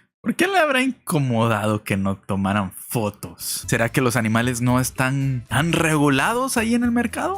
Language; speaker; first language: Spanish; native; Spanish